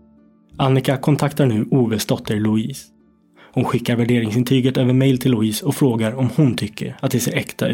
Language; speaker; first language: Swedish; native; Swedish